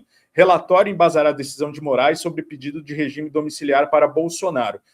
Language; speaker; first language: Portuguese; native; Portuguese